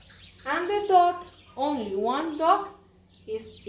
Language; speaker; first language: English; non-native, fluent; Spanish